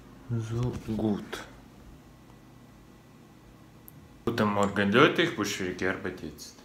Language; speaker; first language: German; non-native, learner; Russian